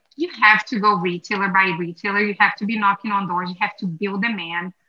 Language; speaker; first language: English; non-native, fluent; Portuguese